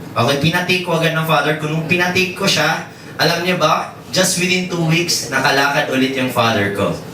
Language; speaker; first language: Filipino; non-native, local second language; Waray